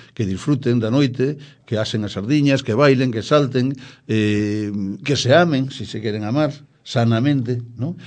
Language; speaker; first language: Galician; native; Galician